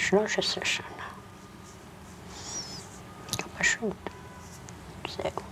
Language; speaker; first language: Hebrew; non-native, fluent; Polish